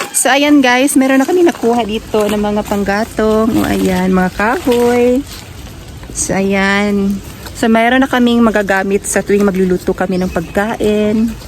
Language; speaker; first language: Filipino; non-native, local second language; Cebuano